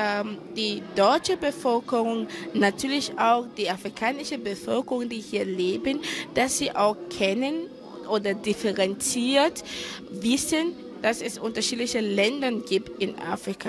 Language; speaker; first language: German; non-native, fluent; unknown